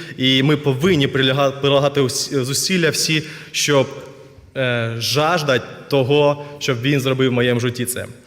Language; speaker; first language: Ukrainian; non-native, local second language; Russian